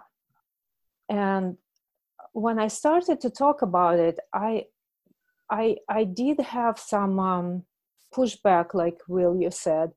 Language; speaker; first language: English; non-native, fluent; Russian